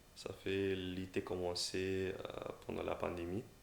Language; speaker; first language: French; early bilingual, other home language; English